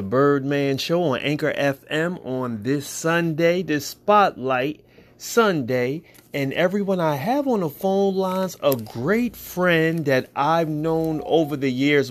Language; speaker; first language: English; native; English